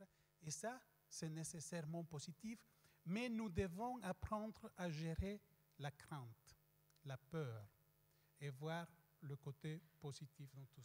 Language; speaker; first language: French; non-native, fluent; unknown